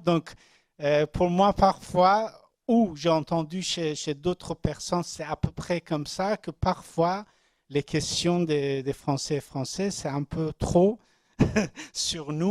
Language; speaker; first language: French; non-native, learner; Persian